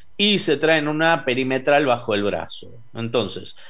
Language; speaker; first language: Spanish; native; Spanish